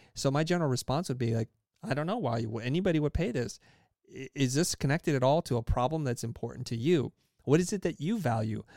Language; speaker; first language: English; early bilingual, other home language; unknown